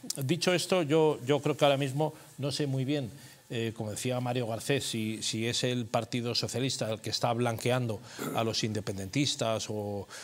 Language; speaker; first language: Spanish; native; Spanish